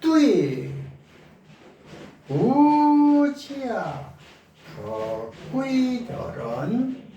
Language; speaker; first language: Chinese; non-native, learner; Korean